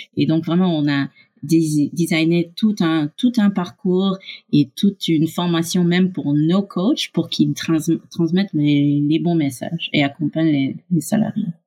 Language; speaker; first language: French; early bilingual, heritage; English